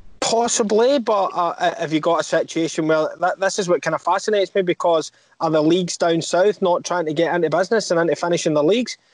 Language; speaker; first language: English; native; English